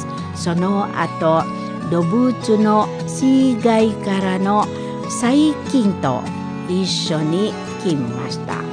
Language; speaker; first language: Japanese; non-native, fluent; Indonesian